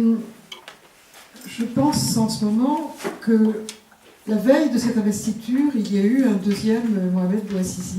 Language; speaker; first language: French; native; French